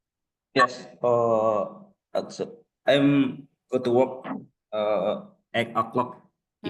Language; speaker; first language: English; non-native, learner; Indonesian